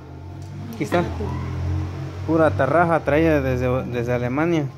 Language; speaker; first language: Spanish; native; Spanish